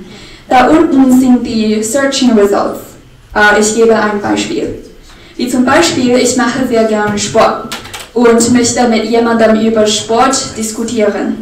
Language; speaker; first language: German; non-native, learner; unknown